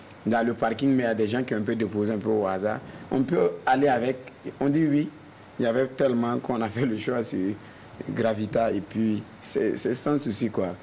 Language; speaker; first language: French; non-native, local second language; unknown